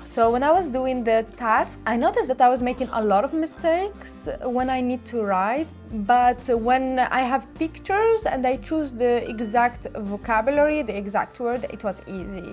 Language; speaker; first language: English; non-native, local second language; Arabic